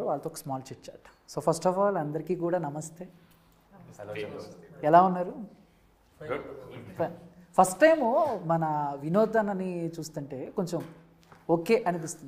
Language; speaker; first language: Telugu; native; Telugu